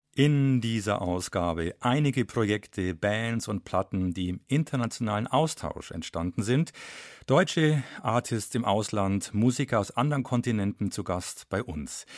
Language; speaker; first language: German; native; German